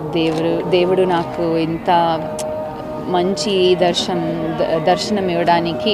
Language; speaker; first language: Telugu; non-native, fluent; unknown